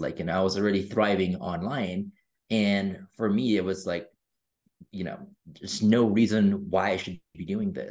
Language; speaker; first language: English; non-native, local second language; Filipino